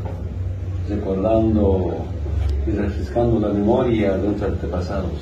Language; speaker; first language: Spanish; non-native, local second language; Aymara